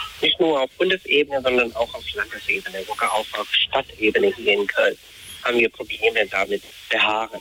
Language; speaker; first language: German; non-native, fluent; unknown